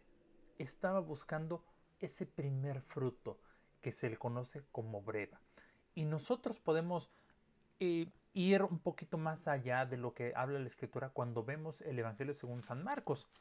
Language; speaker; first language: Spanish; native; Spanish